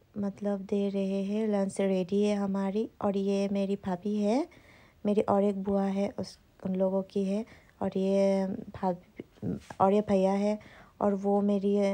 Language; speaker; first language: Hindi; non-native, local second language; Assamese